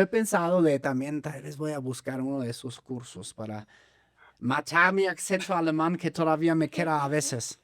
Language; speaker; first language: Spanish; non-native, fluent; German